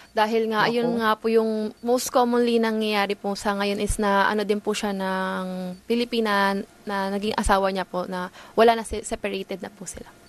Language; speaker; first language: Filipino; native; Filipino